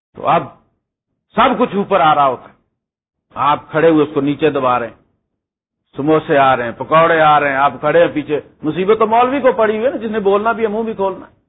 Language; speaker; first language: Urdu; non-native, local second language; Punjabi